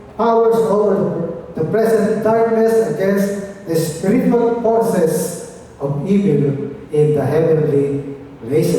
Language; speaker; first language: English; non-native, local second language; Filipino